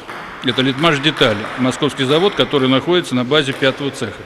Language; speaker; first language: Russian; native; Russian